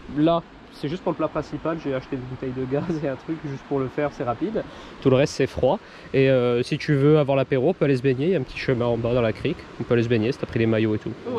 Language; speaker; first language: French; native; French